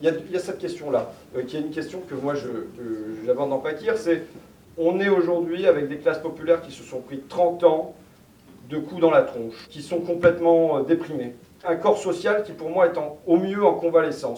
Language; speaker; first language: French; native; French